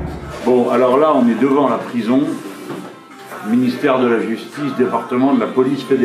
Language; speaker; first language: French; native; French